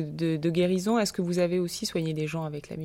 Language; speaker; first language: French; native; French